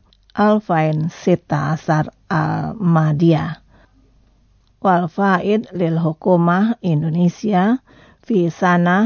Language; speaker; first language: Arabic; non-native, fluent; Indonesian